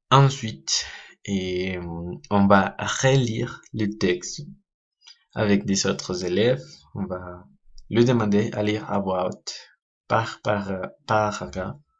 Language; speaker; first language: French; non-native, learner; Spanish